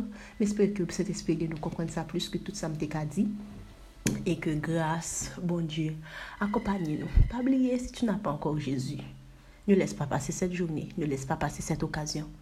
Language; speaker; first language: French; non-native, local second language; Haitian Creole